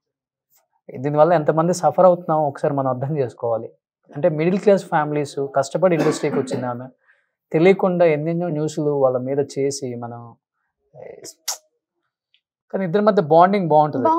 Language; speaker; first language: Telugu; native; Telugu